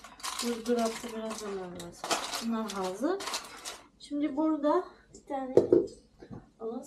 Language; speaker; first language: Turkish; non-native, learner; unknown